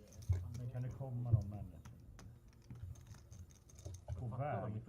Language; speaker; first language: Swedish; native; Swedish